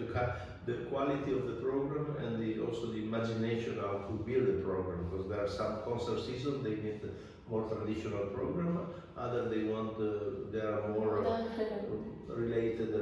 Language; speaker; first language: English; non-native, fluent; Italian